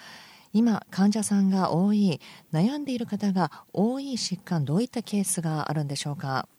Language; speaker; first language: Japanese; native; Japanese